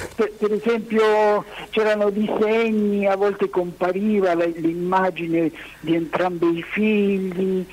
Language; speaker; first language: Italian; non-native, fluent; Spanish